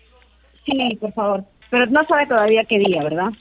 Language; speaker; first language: Spanish; native; Spanish